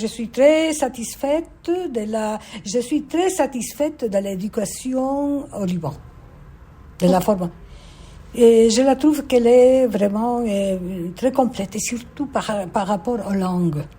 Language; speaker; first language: French; non-native, fluent; Spanish